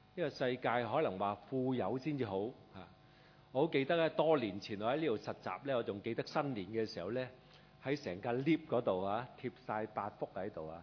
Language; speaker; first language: Chinese; non-native, local second language; Cantonese